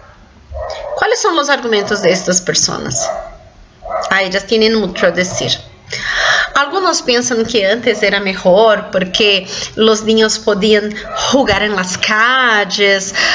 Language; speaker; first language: Spanish; non-native, fluent; Portuguese